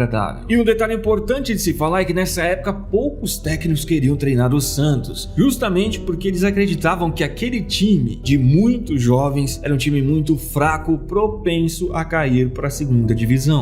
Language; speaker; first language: Portuguese; native; Portuguese